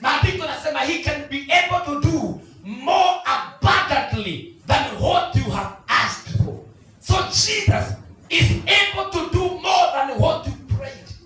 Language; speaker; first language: English; non-native, local second language; Swahili